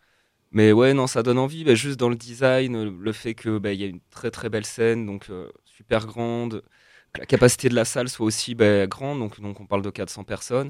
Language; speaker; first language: French; native; French